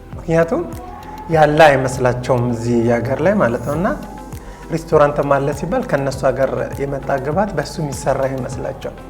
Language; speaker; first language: Amharic; native; Amharic